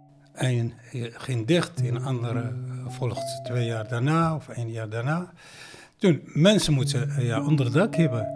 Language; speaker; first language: Dutch; non-native, fluent; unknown